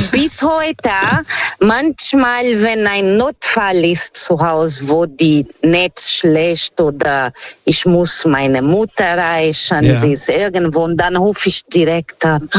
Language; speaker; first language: German; non-native, fluent; Portuguese